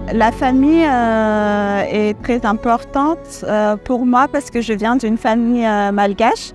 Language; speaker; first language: French; early bilingual, other home language; Malagasy